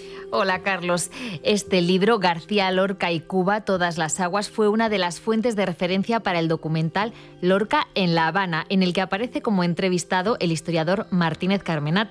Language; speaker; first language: Spanish; native; Spanish